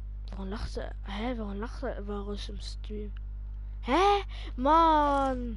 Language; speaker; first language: German; native; German